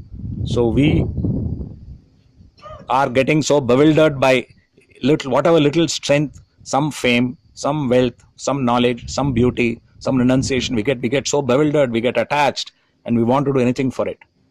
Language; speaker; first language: English; non-native, local second language; Tamil